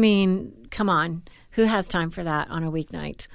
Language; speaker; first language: English; native; English